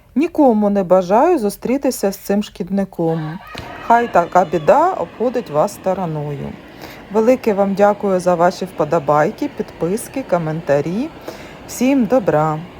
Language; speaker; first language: Ukrainian; native; Ukrainian